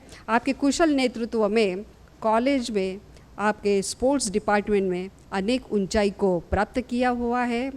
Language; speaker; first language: Hindi; native; Hindi